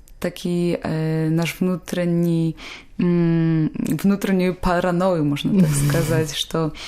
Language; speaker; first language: Polish; non-native, local second language; Belarusian